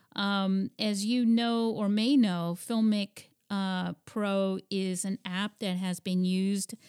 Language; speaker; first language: English; early bilingual, heritage; English